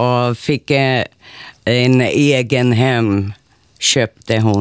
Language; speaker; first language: Swedish; non-native, local second language; Finnish